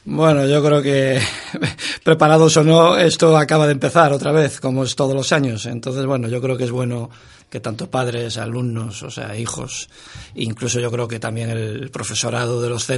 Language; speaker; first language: Spanish; native; Spanish